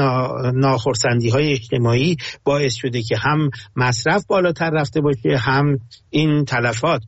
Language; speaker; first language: Persian; native; Persian